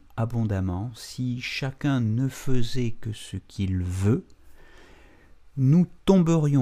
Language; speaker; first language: French; native; French